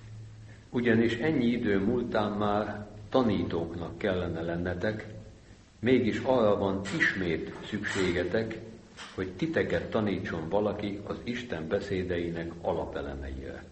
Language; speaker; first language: Hungarian; native; Hungarian